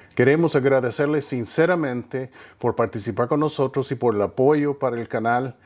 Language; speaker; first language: Spanish; non-native, fluent; English